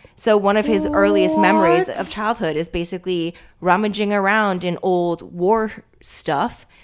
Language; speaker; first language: English; early bilingual, other home language; Chinese